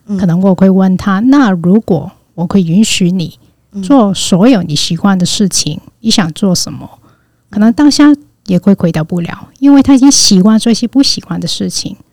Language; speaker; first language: Chinese; non-native, fluent; Cantonese